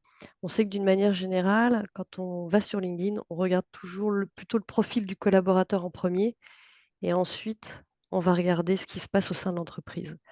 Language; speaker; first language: French; native; French